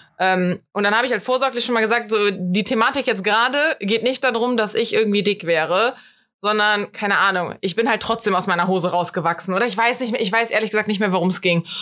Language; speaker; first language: German; native; German